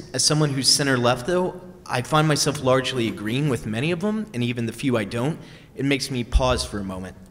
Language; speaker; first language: English; non-native, fluent; Portuguese